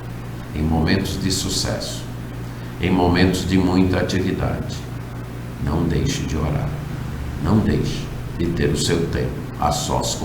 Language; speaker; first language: Portuguese; native; Portuguese